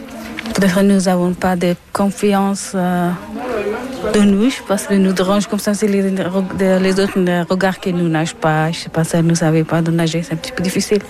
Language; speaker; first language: French; non-native, learner; Persian